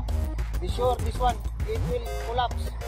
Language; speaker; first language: English; non-native, learner; Filipino